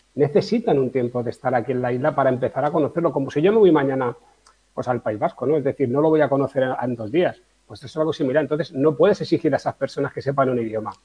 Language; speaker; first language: Spanish; native; Spanish